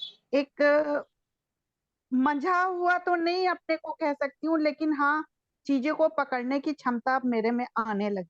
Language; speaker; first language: Hindi; native; Hindi